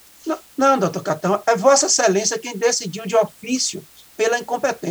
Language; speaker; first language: Portuguese; native; Portuguese